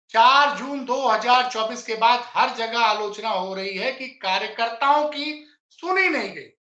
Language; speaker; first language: Hindi; native; Hindi